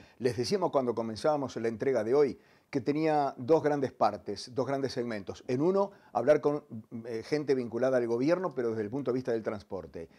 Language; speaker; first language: Spanish; native; Spanish